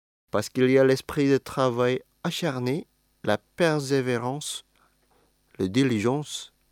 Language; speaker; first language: French; non-native, fluent; Indonesian